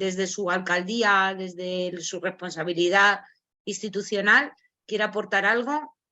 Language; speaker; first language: Spanish; native; Spanish